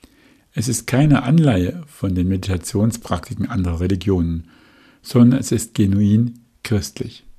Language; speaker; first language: German; native; German